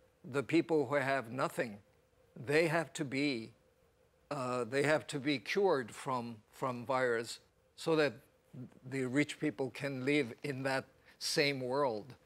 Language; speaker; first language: English; non-native, fluent; Korean